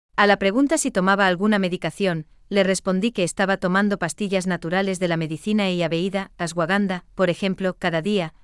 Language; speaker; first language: Spanish; non-native, fluent; German